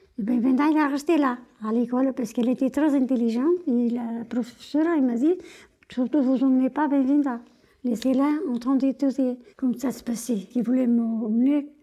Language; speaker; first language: French; non-native, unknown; Portuguese